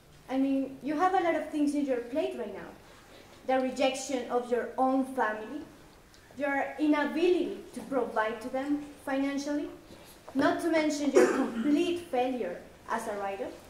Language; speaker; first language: English; non-native, fluent; Spanish